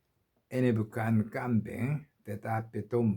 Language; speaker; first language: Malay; non-native, learner; Korean